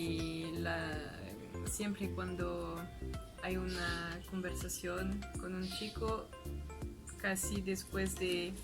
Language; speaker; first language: Spanish; non-native, fluent; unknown